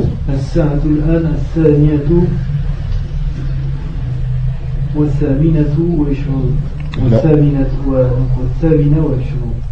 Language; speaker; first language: Arabic; non-native, learner; French